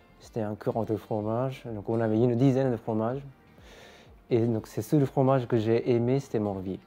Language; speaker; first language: French; non-native, fluent; Japanese